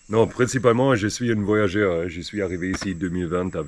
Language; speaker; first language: French; non-native, fluent; German